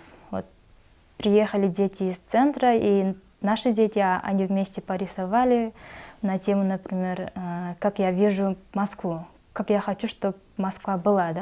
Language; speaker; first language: Russian; non-native, local second language; Kyrgyz